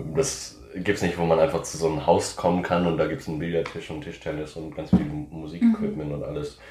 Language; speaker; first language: German; early bilingual, heritage; English